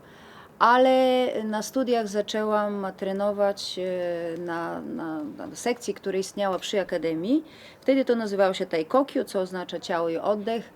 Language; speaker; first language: Polish; non-native, fluent; Bulgarian